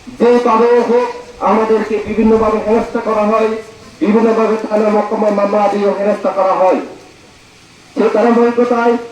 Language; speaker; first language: Bangla; non-native, local second language; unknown